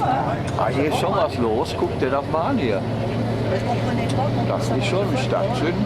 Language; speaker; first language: German; native; German